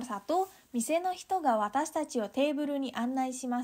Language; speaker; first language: Japanese; non-native, fluent; Indonesian